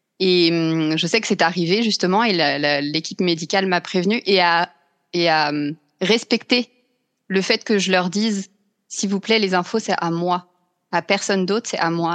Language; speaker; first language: French; native; French